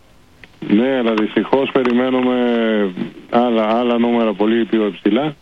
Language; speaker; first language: Greek; early bilingual, heritage; Greek